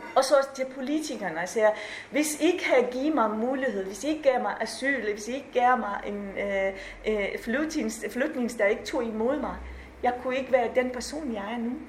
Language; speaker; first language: Danish; non-native, fluent; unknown